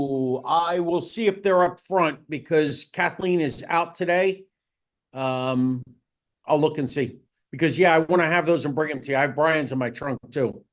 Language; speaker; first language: English; native; English